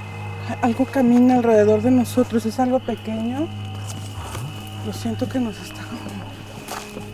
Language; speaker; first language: Spanish; native; Spanish